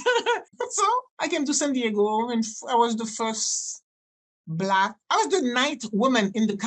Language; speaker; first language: English; non-native, fluent; French